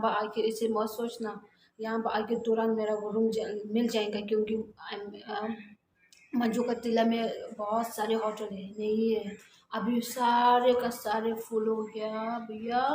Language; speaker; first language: Hindi; non-native, learner; Tibetan